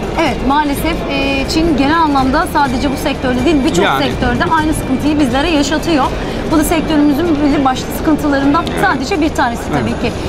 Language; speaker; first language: Turkish; native; Turkish